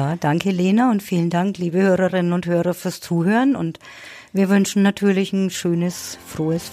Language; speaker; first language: German; native; German